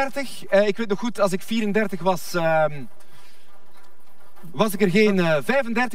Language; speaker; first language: Dutch; native; Dutch